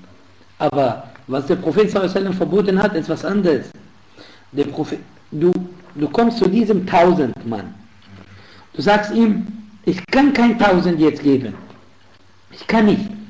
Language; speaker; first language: German; non-native, fluent; Arabic